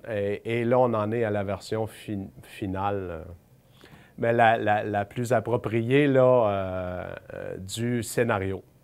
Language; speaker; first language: French; native; French